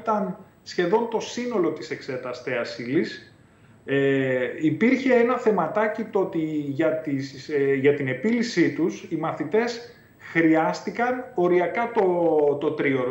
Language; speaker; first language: Greek; native; Greek